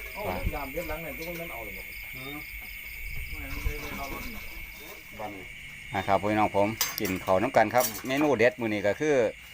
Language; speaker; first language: Thai; native; Thai